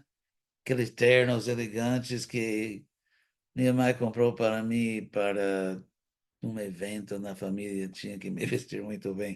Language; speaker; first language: Portuguese; non-native, fluent; English